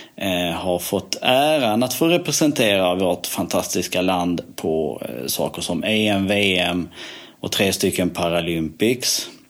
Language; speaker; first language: Swedish; native; Swedish